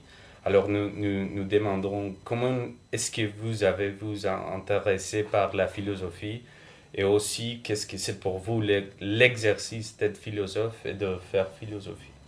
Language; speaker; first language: French; non-native, fluent; Spanish